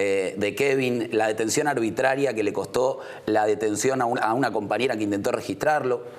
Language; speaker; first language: Spanish; native; Spanish